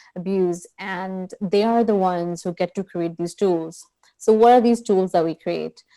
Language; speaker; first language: English; non-native, local second language; Urdu